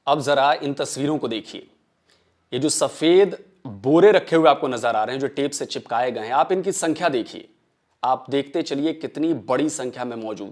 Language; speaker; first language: Hindi; native; Hindi